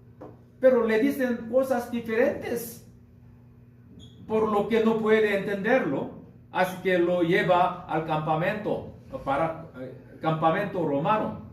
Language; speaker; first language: Spanish; non-native, learner; Korean